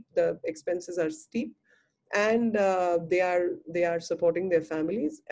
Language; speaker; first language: English; non-native, local second language; Hindi